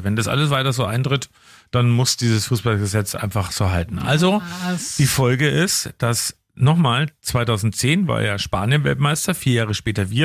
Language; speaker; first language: German; native; German